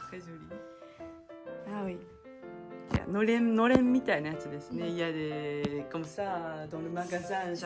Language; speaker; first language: French; non-native, learner; Japanese